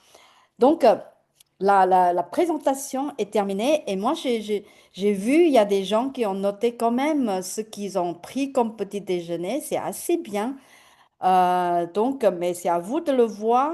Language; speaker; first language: French; non-native, fluent; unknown